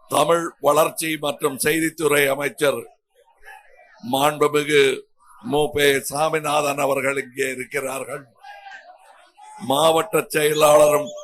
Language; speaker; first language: Tamil; native; Tamil